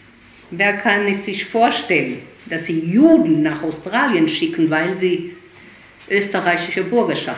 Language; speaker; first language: German; early bilingual, heritage; German